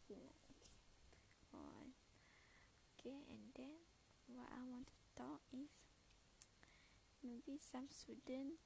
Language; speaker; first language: English; non-native, learner; Malay